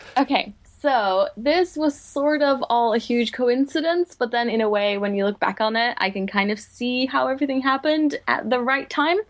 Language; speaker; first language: English; non-native, fluent; Dutch